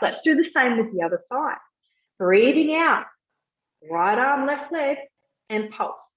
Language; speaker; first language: English; native; English